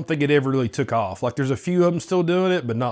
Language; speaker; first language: English; native; English